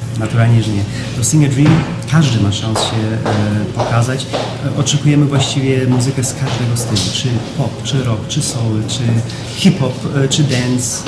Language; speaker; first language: Polish; early bilingual, heritage; Polish